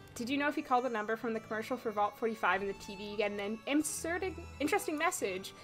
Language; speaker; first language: English; native; English